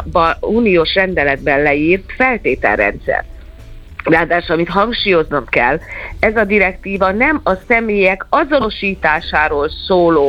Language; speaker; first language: Hungarian; native; Hungarian